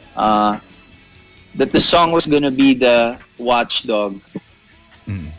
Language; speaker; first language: English; non-native, local second language; Filipino